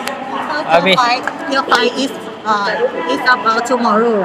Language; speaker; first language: English; non-native, learner; Thai